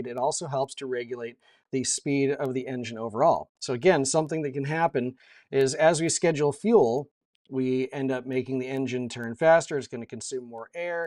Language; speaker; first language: English; native; English